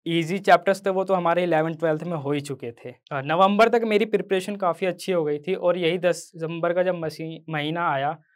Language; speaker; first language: Hindi; native; Hindi